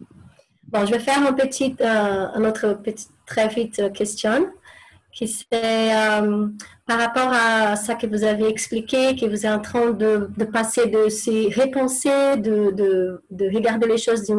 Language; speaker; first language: French; non-native, fluent; Portuguese